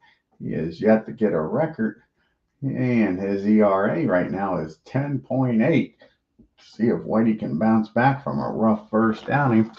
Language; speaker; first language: English; native; English